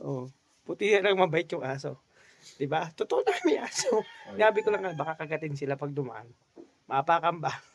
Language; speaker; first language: Filipino; non-native, local second language; Cebuano